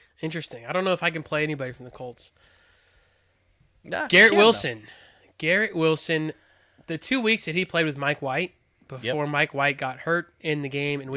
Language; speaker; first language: English; native; English